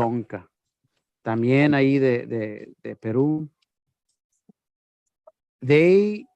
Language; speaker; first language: Spanish; early bilingual, heritage; Spanish